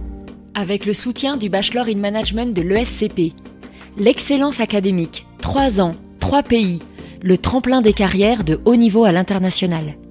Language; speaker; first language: French; native; French